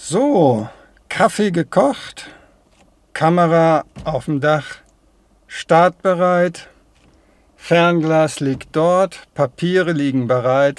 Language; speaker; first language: German; native; German